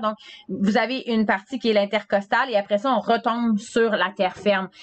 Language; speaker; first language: French; native; French